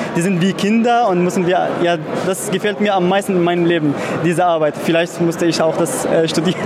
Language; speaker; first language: German; non-native, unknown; Arabic